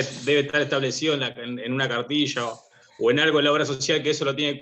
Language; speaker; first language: Spanish; native; Spanish